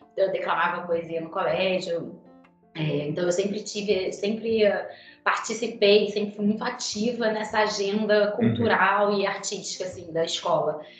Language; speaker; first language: Portuguese; native; Portuguese